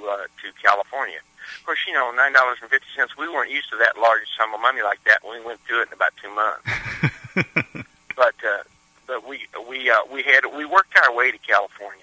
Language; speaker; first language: English; native; English